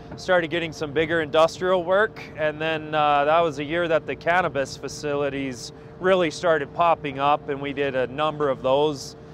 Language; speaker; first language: English; native; English